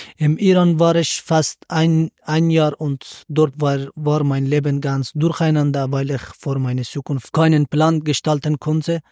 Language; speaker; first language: German; non-native, learner; Persian